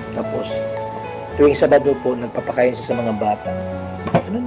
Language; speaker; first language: Filipino; native; Filipino